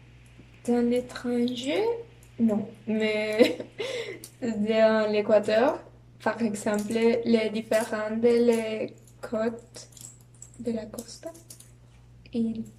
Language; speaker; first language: French; non-native, learner; Spanish